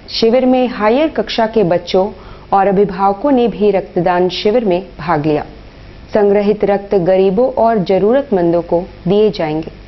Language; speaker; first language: Hindi; native; Hindi